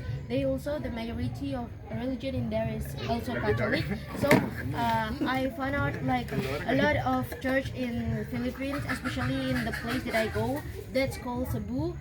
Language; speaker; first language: English; non-native, learner; Indonesian